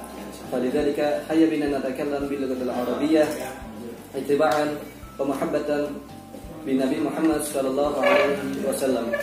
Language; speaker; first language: Arabic; non-native, fluent; Indonesian